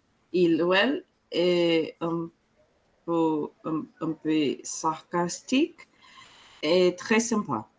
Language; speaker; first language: French; non-native, learner; Portuguese